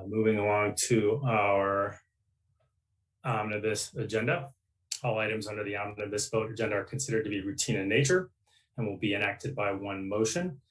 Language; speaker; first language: English; native; English